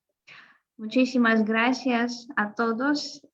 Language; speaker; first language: Spanish; non-native, fluent; Russian